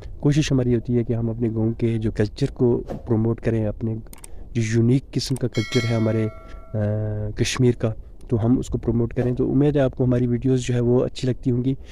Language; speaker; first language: Urdu; non-native, local second language; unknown